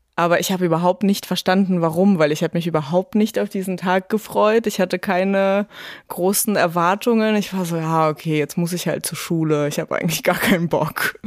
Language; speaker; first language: German; early bilingual, other home language; Russian